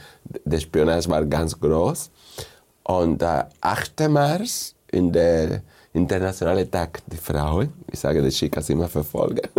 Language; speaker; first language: German; non-native, fluent; Spanish